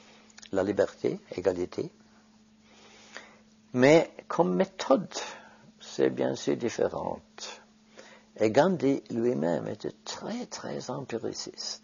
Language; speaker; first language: French; non-native, fluent; Norwegian